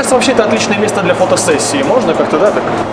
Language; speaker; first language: Russian; native; Russian